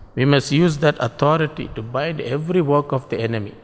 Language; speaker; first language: English; non-native, local second language; Tamil